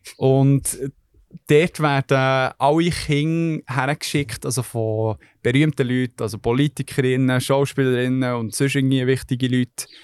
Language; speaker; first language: German; early bilingual, other home language; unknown